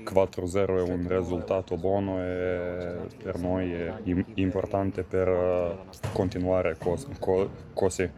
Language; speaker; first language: Italian; non-native, learner; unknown